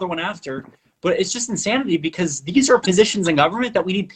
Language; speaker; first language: English; non-native, fluent; Spanish